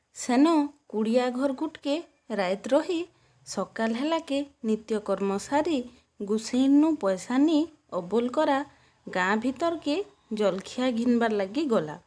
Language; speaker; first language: Odia; native; Odia